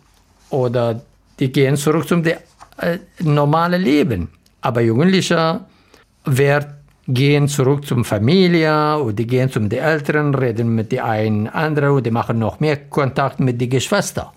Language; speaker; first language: German; non-native, learner; Arabic